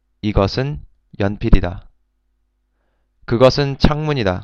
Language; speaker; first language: Korean; non-native, fluent; English